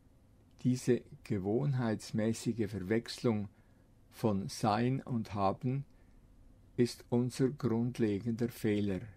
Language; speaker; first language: German; non-native, fluent; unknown